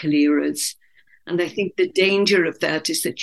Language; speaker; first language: English; native; English